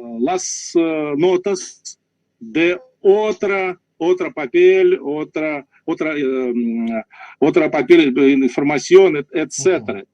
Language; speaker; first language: Spanish; non-native, learner; Russian